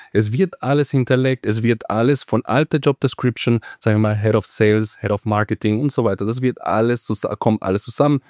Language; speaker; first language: German; non-native, fluent; Spanish